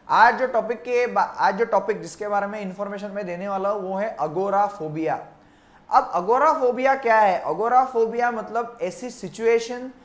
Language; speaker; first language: Hindi; non-native, local second language; Marathi